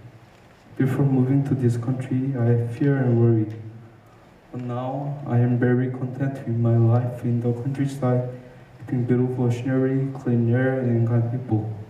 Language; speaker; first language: English; non-native, fluent; Korean